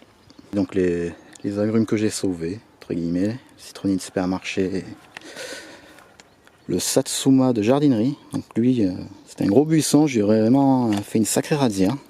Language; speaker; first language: French; native; French